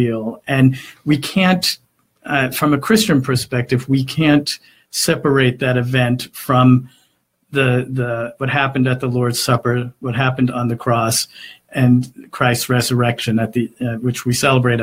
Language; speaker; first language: English; native; English